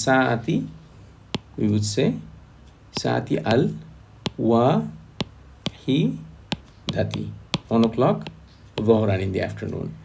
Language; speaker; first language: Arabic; non-native, fluent; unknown